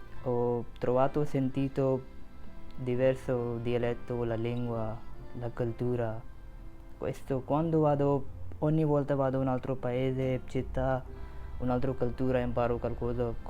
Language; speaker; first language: Italian; non-native, learner; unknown